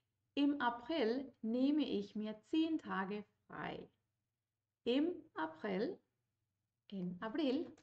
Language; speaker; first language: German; non-native, fluent; Spanish